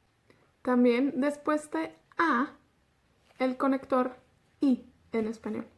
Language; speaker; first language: Spanish; non-native, fluent; Welsh